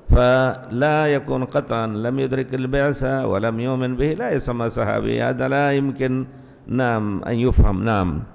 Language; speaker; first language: Arabic; native; Arabic